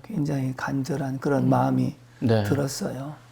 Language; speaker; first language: Korean; native; Korean